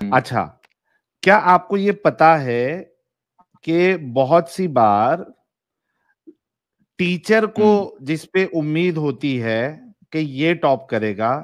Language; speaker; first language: Hindi; native; Hindi